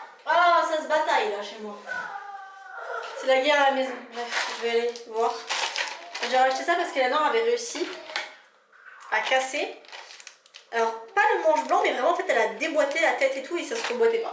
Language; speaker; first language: French; native; French